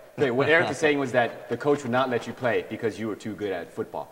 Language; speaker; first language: English; early bilingual, other home language; Chinese